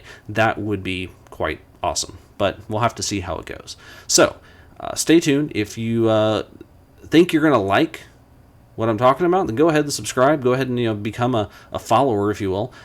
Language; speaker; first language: English; native; English